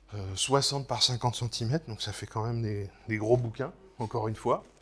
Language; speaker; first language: French; native; French